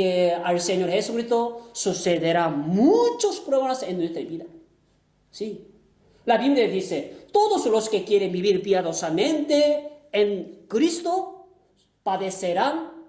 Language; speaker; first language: Spanish; non-native, fluent; Korean